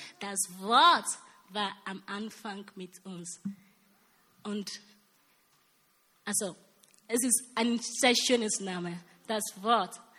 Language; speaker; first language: German; non-native, learner; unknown